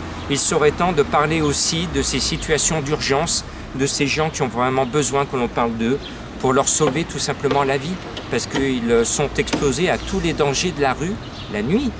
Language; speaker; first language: French; native; French